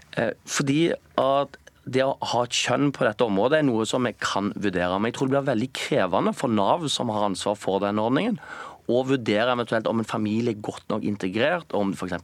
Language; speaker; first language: Norwegian; native; Norwegian